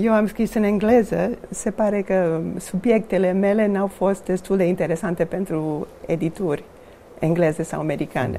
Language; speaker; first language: Romanian; non-native, fluent; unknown